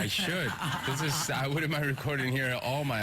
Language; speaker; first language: English; early bilingual, other home language; Spanish